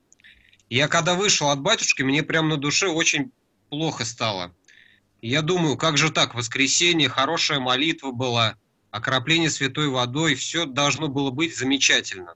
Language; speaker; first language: Russian; native; Russian